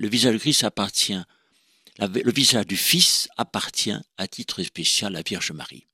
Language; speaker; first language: French; native; French